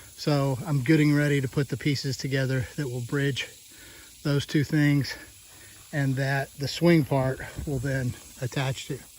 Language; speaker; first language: English; native; English